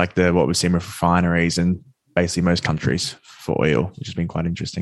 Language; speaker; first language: English; native; English